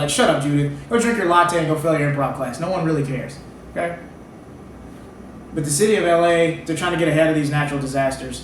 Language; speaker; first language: English; native; English